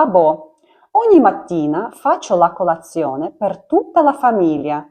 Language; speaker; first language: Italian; non-native, fluent; Ukrainian